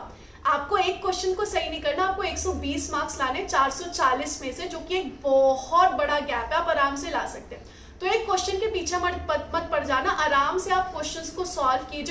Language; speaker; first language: Hindi; native; Hindi